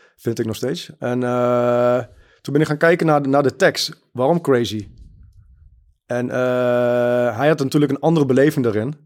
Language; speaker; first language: Dutch; early bilingual, other home language; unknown